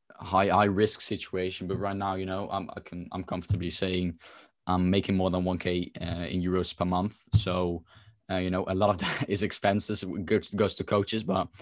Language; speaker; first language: English; non-native, fluent; Dutch